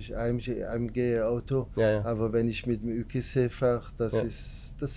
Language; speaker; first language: German; non-native, learner; French